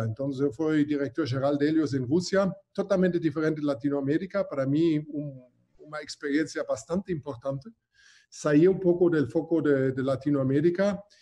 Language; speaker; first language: Portuguese; non-native, fluent; German